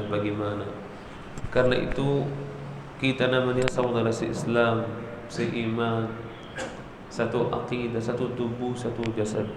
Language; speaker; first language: Indonesian; non-native, learner; Arabic